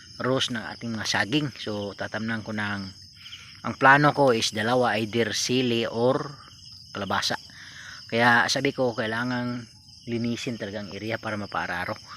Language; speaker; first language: Filipino; non-native, local second language; Cebuano